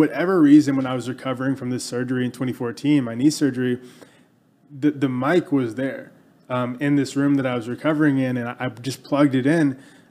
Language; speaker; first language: English; native; English